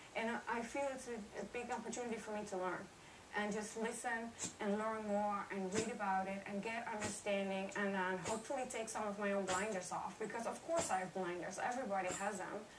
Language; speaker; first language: English; non-native, fluent; Dutch